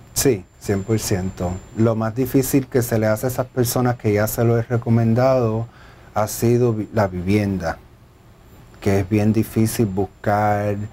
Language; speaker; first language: Spanish; early bilingual, heritage; Spanish